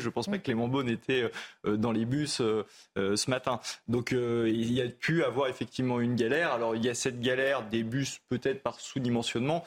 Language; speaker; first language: French; native; French